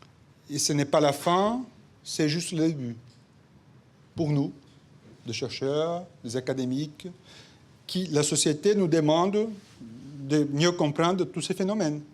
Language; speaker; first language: French; non-native, fluent; Portuguese